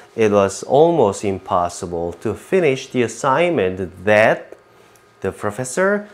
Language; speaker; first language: English; non-native, fluent; Korean